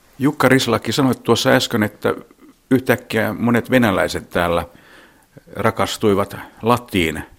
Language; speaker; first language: Finnish; native; Finnish